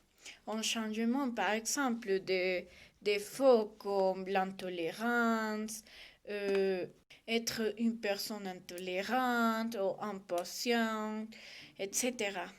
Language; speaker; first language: French; non-native, learner; Spanish